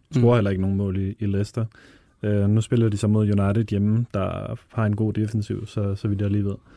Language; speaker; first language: Danish; native; Danish